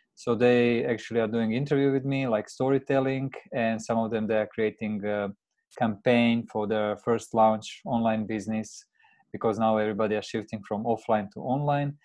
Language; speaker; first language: English; non-native, fluent; Croatian